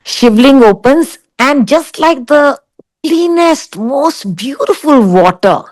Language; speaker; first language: English; non-native, local second language; Punjabi